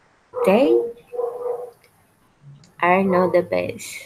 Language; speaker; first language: English; non-native, learner; Spanish